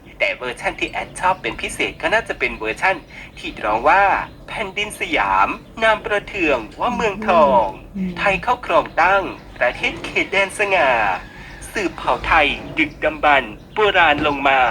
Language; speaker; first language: Thai; native; Thai